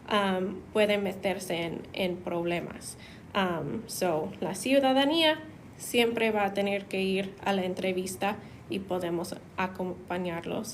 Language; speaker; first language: Spanish; non-native, fluent; English